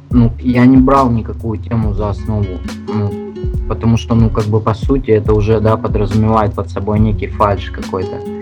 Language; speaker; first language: Russian; native; Russian